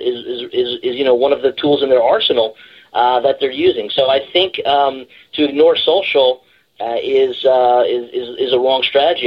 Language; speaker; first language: English; native; English